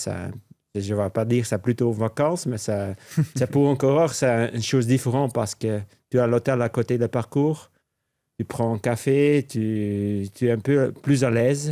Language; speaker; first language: French; non-native, local second language; Dutch